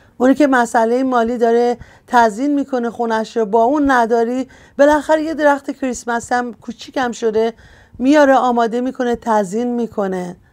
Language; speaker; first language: Persian; native; Persian